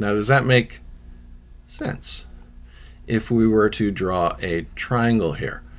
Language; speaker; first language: English; native; English